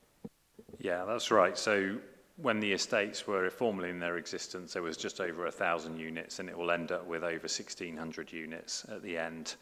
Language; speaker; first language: English; native; English